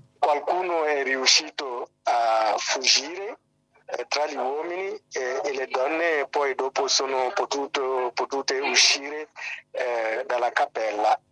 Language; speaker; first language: Italian; non-native, fluent; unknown